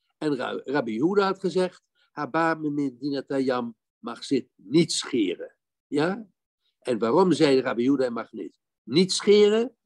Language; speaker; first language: Dutch; native; Dutch